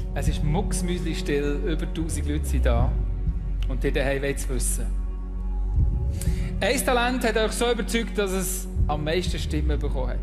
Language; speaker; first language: German; native; German